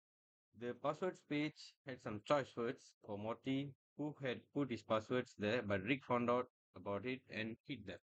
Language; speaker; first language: English; non-native, local second language; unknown